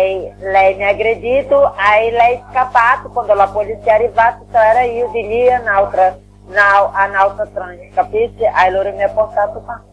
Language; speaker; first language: Italian; non-native, learner; Portuguese